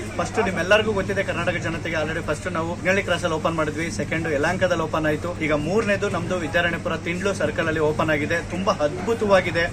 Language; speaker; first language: Kannada; native; Kannada